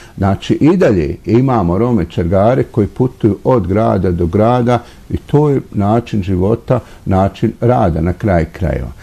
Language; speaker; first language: Bosnian; non-native, local second language; Romany